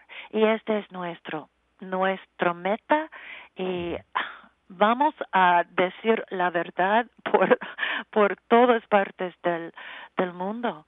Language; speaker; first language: Spanish; non-native, learner; English